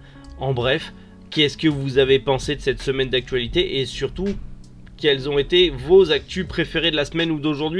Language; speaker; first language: French; native; French